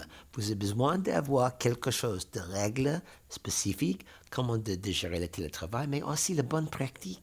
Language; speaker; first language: French; non-native, fluent; English